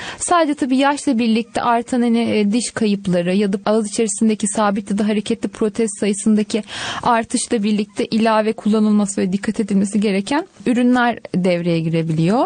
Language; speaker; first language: Turkish; native; Turkish